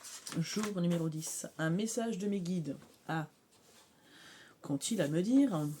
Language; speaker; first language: French; native; French